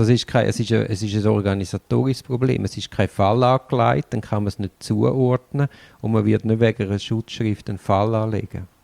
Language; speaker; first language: German; native; German